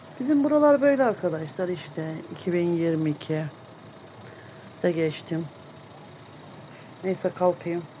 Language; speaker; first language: Turkish; native; Turkish